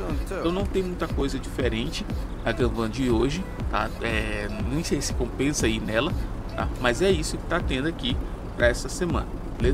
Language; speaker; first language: Portuguese; native; Portuguese